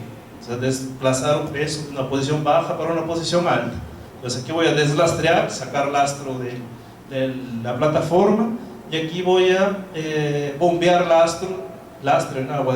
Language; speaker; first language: Spanish; non-native, fluent; Portuguese